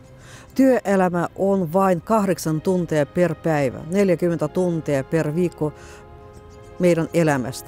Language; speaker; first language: Finnish; non-native, fluent; Russian